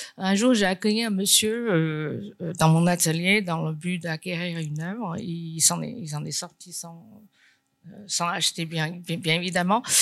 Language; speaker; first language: French; non-native, fluent; Chinese